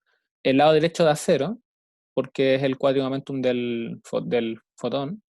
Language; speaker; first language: Spanish; native; Spanish